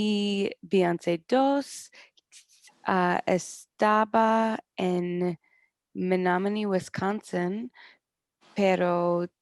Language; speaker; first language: Spanish; non-native, learner; English